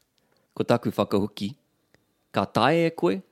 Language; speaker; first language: Māori; non-native, local second language; English